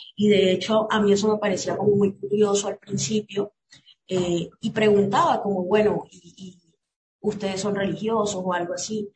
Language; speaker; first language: Spanish; native; Spanish